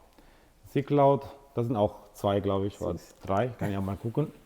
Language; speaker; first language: German; non-native, fluent; Italian